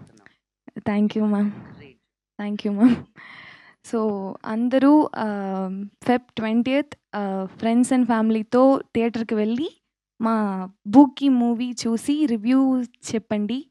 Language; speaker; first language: Telugu; non-native, local second language; Tamil